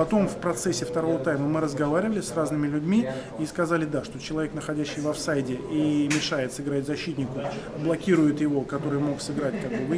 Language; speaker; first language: Russian; native; Russian